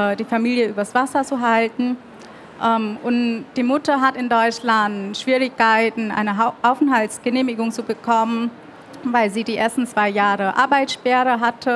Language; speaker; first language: German; early bilingual, other home language; Vietnamese